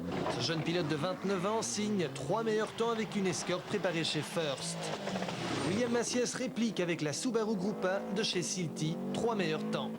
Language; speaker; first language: French; native; French